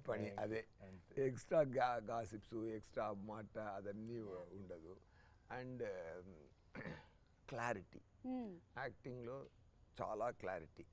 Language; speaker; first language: Telugu; non-native, fluent; Tamil